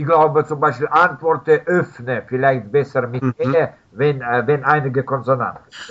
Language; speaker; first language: German; non-native, learner; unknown